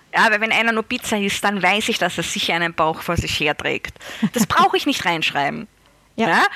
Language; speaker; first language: German; native; German